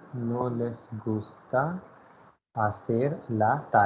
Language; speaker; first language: Spanish; non-native, fluent; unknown